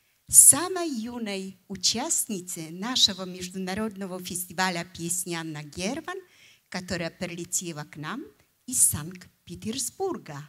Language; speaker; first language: Russian; non-native, fluent; Polish